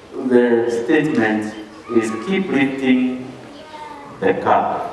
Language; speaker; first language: English; non-native, local second language; Swahili